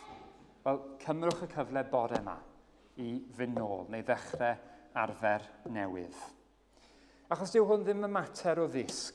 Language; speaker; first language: Welsh; native; Welsh